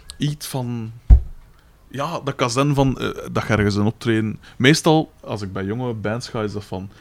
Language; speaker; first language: Dutch; native; Dutch